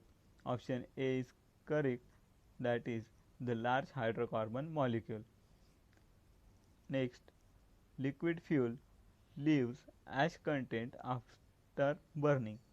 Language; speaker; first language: English; non-native, local second language; Marathi